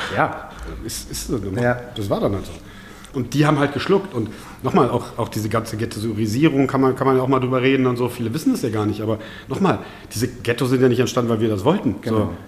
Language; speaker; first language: German; native; German